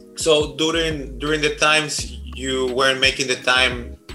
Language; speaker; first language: English; non-native, fluent; Spanish